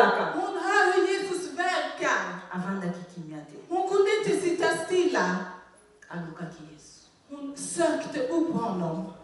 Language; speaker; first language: Swedish; non-native, fluent; Lingala